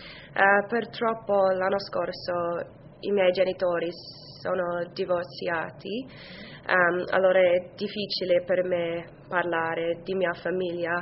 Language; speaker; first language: Italian; non-native, learner; English